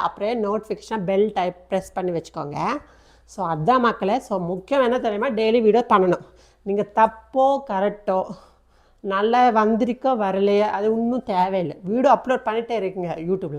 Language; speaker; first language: Tamil; non-native, local second language; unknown